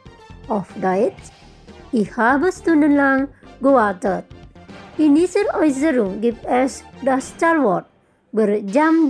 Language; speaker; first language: German; non-native, fluent; Indonesian